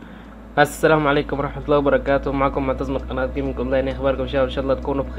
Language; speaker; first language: Arabic; native; Arabic